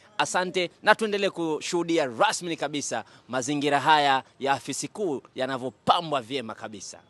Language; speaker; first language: Swahili; native; Swahili